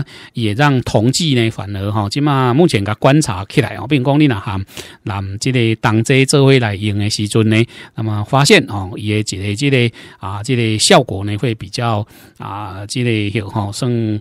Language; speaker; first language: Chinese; non-native, local second language; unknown